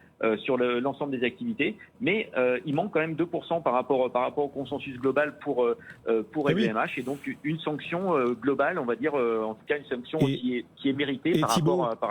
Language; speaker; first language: French; native; French